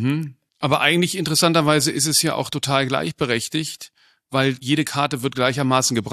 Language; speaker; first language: German; native; German